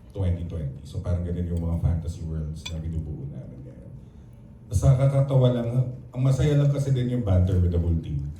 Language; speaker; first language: Filipino; native; Filipino